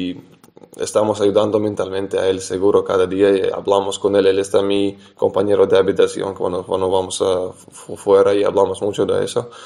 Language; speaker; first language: Spanish; non-native, fluent; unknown